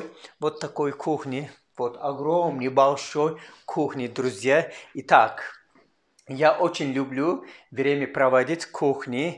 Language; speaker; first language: Russian; non-native, learner; Turkish